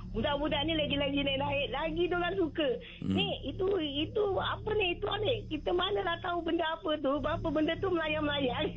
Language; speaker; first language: Malay; native; Malay